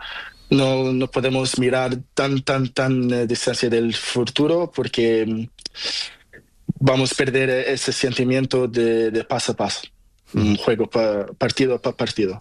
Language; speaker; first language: Spanish; non-native, learner; Portuguese